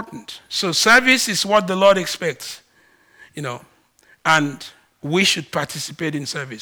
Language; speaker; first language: English; non-native, local second language; Ibibio